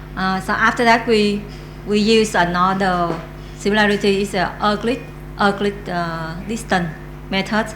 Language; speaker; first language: English; non-native, learner; Vietnamese